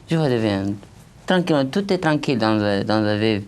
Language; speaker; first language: French; non-native, learner; Romanian